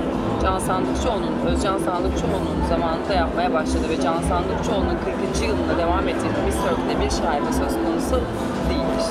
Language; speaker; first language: Turkish; native; Turkish